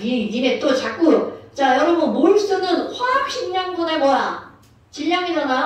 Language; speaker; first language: Korean; native; Korean